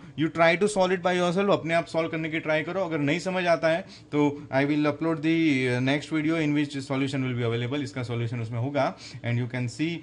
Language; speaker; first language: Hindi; non-native, local second language; Gujarati